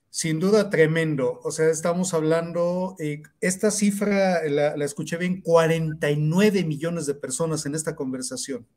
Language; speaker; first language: Spanish; native; Spanish